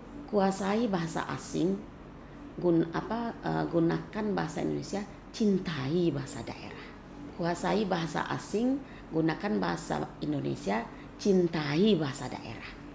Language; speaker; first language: Indonesian; non-native, local second language; Minangkabau